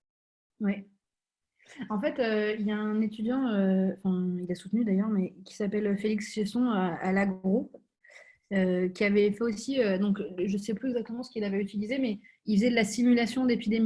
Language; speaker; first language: French; native; French